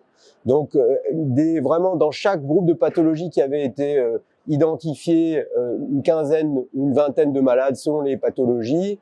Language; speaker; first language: French; native; French